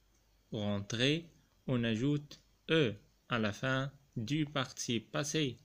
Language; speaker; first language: French; non-native, fluent; Arabic